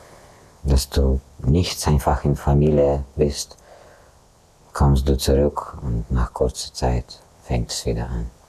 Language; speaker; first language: German; non-native, fluent; Russian